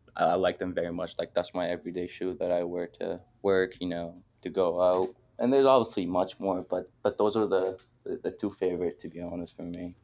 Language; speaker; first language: English; early bilingual, other home language; Arabic